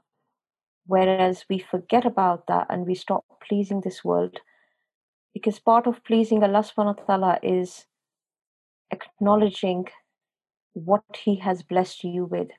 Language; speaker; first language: English; non-native, local second language; Urdu